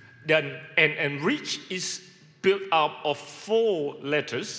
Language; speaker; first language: English; non-native, fluent; Indonesian